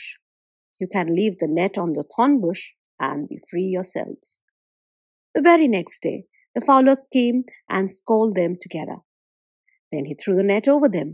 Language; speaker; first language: English; non-native, local second language; Bangla